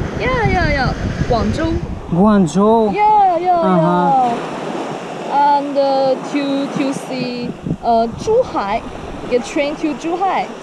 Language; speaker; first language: English; non-native, learner; Chinese